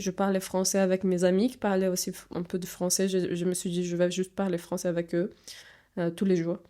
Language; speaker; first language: French; non-native, fluent; Portuguese